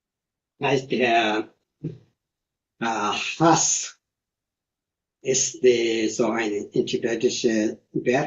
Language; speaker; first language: German; non-native, fluent; Tibetan